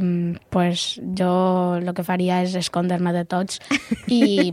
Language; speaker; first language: Catalan; non-native, local second language; Spanish